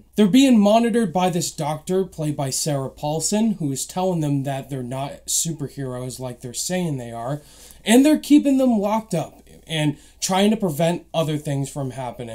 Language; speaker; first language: English; native; English